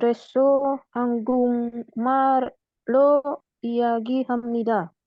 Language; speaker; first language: Korean; non-native, learner; Indonesian